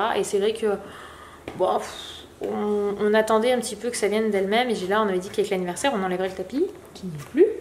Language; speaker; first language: French; native; French